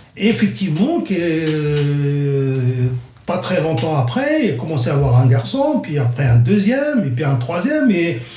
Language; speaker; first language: French; non-native, local second language; Kabyle